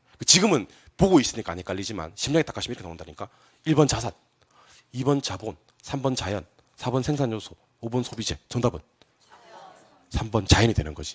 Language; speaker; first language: Korean; native; Korean